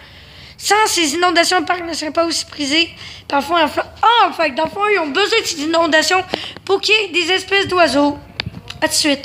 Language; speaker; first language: French; native; French